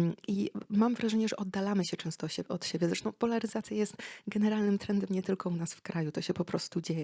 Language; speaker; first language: Polish; native; Polish